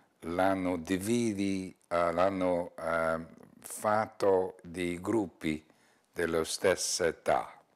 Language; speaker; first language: Italian; non-native, learner; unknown